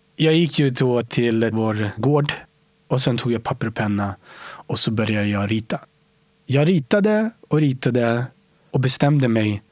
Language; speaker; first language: Swedish; early bilingual, other home language; Romany